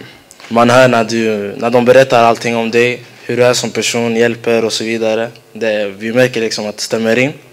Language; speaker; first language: Swedish; early bilingual, other home language; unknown